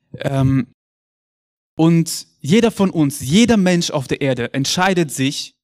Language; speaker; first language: German; early bilingual, other home language; Russian